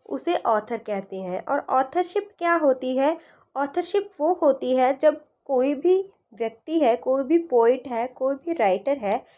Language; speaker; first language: Hindi; native; Hindi